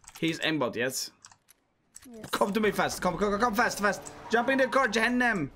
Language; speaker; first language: English; non-native, fluent; Swedish